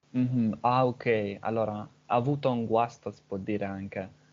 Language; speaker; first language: Italian; non-native, learner; English